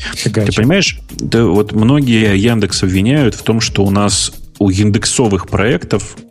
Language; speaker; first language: Russian; native; Russian